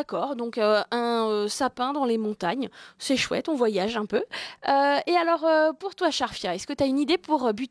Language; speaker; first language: French; native; French